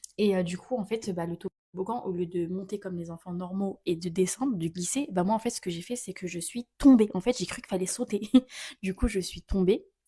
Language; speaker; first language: French; early bilingual, other home language; Arabic